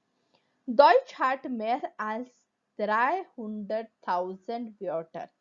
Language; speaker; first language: German; non-native, fluent; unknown